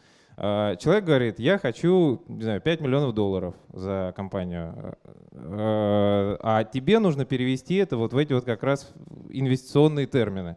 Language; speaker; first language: Russian; native; Russian